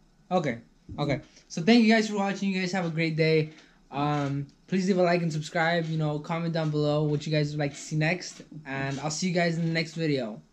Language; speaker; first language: English; early bilingual, other home language; Spanish